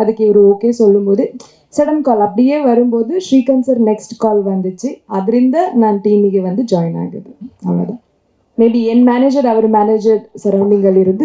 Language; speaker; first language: Tamil; non-native, local second language; Kannada